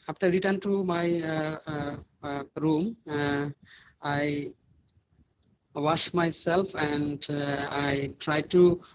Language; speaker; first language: English; non-native, learner; Bangla